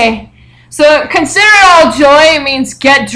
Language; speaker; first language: English; native; English